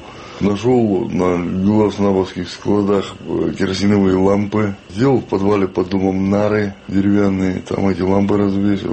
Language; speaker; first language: Russian; non-native, local second language; Chechen